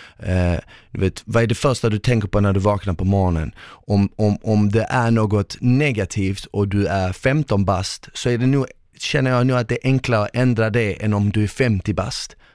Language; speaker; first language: Swedish; early bilingual, other home language; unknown